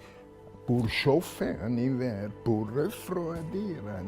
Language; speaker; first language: French; non-native, local second language; German